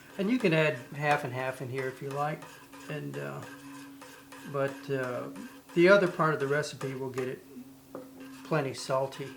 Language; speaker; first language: English; native; English